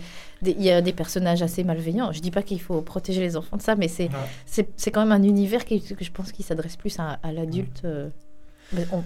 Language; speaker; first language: French; native; French